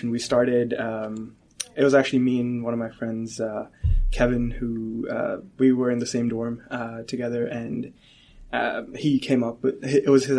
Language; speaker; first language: English; non-native, local second language; Hindi